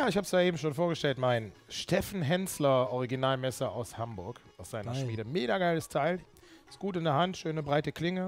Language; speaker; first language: German; native; German